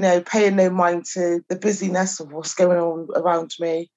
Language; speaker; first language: English; native; English